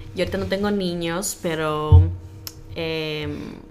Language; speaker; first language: Spanish; early bilingual, heritage; Spanish